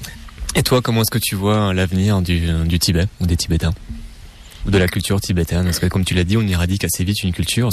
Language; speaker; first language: French; native; French